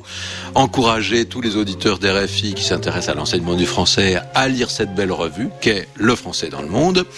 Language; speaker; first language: French; native; French